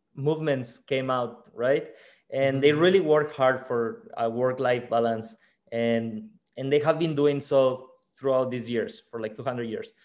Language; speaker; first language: English; non-native, fluent; Spanish